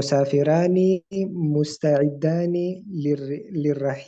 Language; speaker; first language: Arabic; non-native, learner; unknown